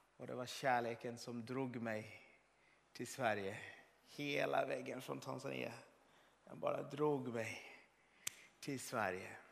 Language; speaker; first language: Swedish; non-native, fluent; Swahili